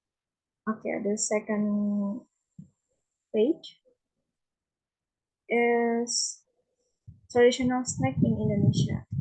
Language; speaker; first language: English; non-native, learner; Indonesian